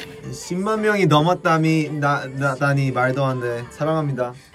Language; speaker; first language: Korean; early bilingual, heritage; Korean